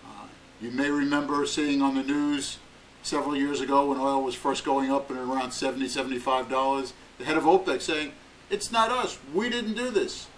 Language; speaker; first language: English; native; English